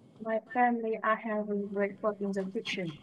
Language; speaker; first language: English; non-native, learner; Vietnamese